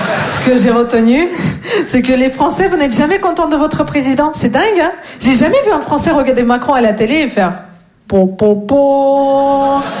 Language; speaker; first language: French; non-native, fluent; Russian